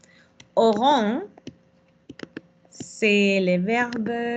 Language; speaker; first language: French; non-native, fluent; Spanish